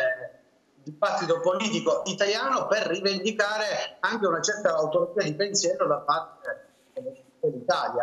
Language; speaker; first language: Italian; native; Italian